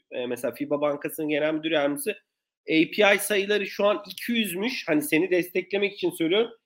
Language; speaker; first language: Turkish; native; Turkish